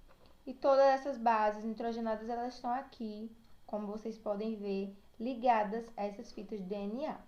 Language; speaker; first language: Portuguese; native; Portuguese